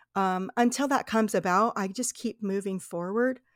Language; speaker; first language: English; native; English